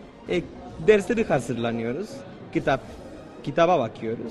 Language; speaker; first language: Turkish; non-native, fluent; Spanish